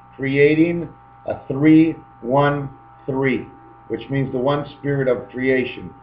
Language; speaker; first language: English; native; English